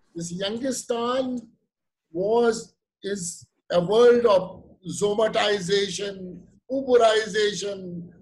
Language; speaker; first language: English; non-native, local second language; Kashmiri